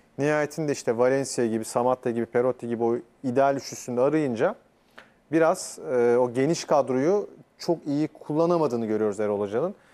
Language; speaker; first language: Turkish; native; Turkish